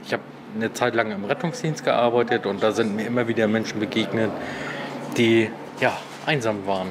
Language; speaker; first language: German; native; German